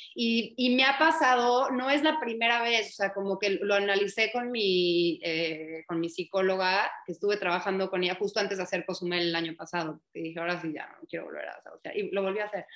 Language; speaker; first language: Spanish; native; Spanish